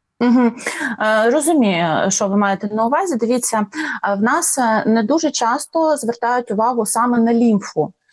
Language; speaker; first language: Ukrainian; non-native, local second language; Russian